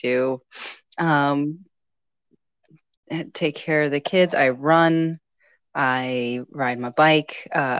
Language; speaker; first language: English; native; English